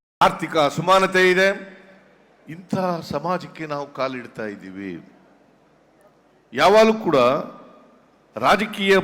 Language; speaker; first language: Kannada; native; Kannada